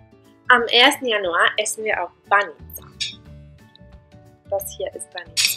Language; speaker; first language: German; non-native, fluent; Bulgarian